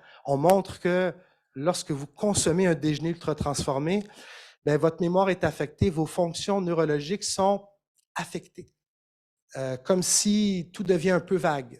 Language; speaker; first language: French; native; French